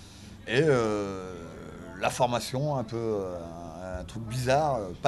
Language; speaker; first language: French; native; French